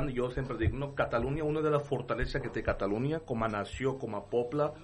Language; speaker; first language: Catalan; non-native, fluent; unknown